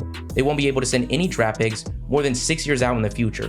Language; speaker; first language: English; native; English